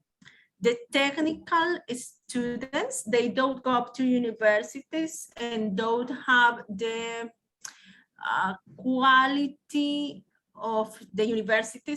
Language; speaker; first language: English; non-native, learner; Spanish